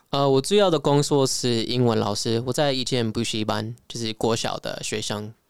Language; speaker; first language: Chinese; non-native, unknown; English